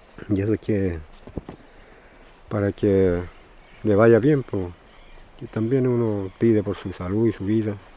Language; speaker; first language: Spanish; non-native, local second language; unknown